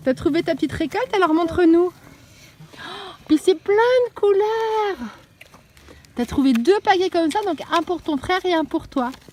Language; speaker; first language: French; native; French